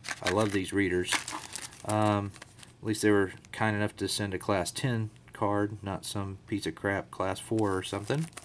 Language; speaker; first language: English; native; English